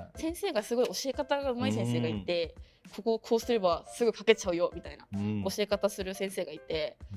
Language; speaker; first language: Japanese; native; Japanese